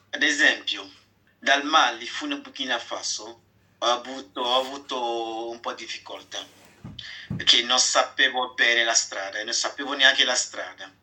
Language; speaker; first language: Italian; non-native, fluent; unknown